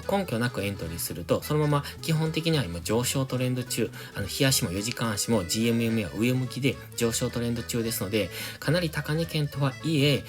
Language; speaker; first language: Japanese; native; Japanese